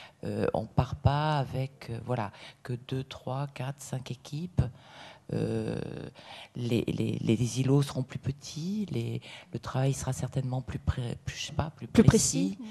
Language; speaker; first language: French; native; French